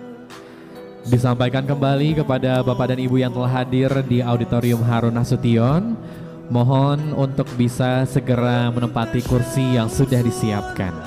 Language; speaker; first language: Indonesian; native; Indonesian